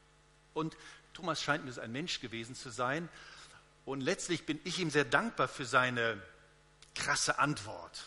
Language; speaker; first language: German; native; German